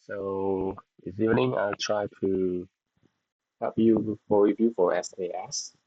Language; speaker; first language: English; non-native, fluent; Indonesian